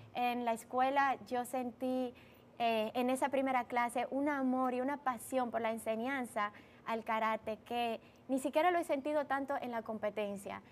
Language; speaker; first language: Spanish; early bilingual, other home language; Bulgarian